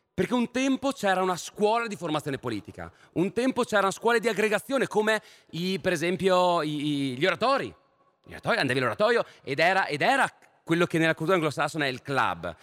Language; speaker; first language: Italian; native; Italian